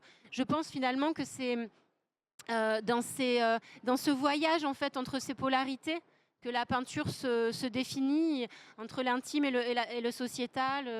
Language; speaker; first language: French; native; French